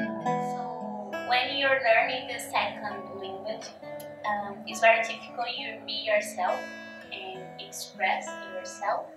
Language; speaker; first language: English; non-native, learner; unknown